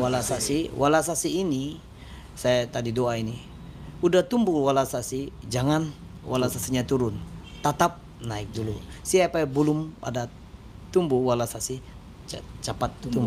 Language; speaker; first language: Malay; non-native, learner; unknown